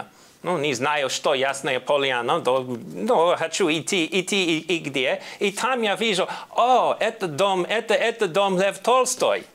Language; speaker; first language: Russian; non-native, learner; English